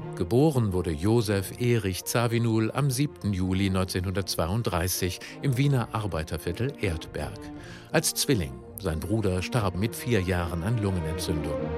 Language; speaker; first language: German; native; German